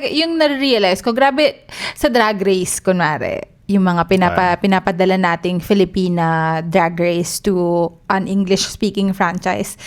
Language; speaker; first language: Filipino; native; Filipino